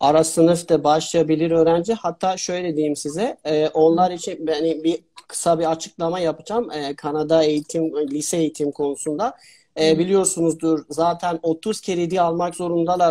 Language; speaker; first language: Turkish; non-native, fluent; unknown